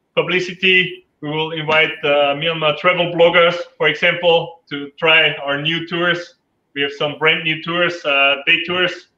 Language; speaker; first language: English; non-native, fluent; German